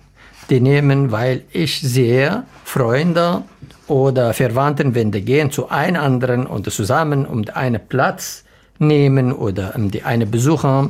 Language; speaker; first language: German; non-native, learner; Arabic